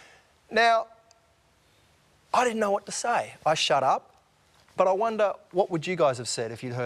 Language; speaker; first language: English; native; English